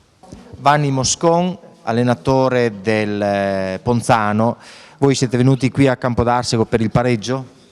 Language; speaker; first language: Italian; native; Italian